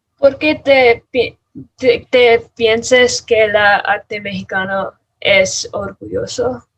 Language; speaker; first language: Spanish; non-native, learner; English